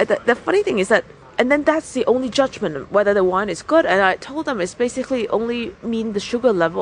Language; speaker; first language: English; non-native, local second language; Cantonese